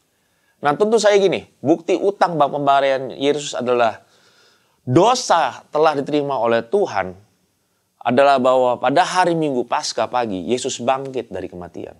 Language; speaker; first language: Indonesian; native; Indonesian